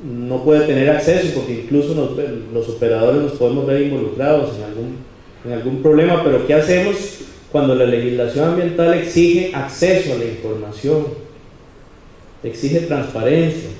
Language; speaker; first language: Spanish; native; Spanish